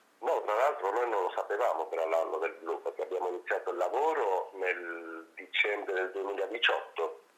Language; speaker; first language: Italian; non-native, fluent; Spanish